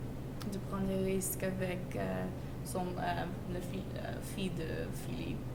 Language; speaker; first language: French; non-native, learner; English